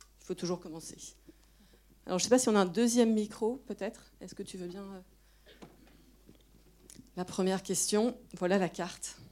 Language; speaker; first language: French; native; French